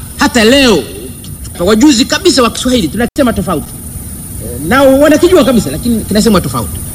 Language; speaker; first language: Swahili; native; Swahili